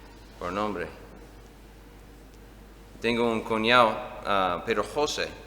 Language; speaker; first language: Spanish; non-native, fluent; English